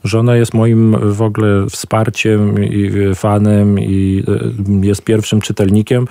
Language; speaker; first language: Polish; native; Polish